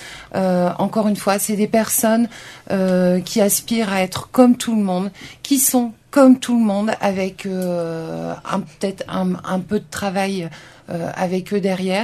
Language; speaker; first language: French; native; French